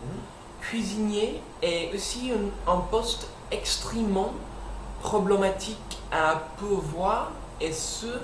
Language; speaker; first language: French; non-native, learner; English